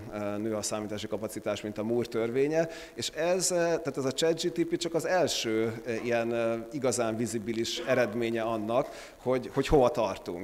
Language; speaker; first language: Hungarian; native; Hungarian